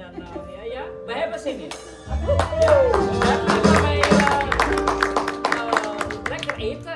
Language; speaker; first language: Dutch; non-native, fluent; Indonesian